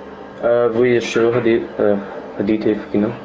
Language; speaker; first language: Russian; non-native, learner; English